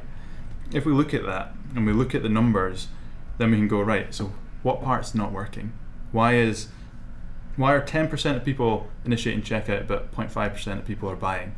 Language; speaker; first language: English; native; English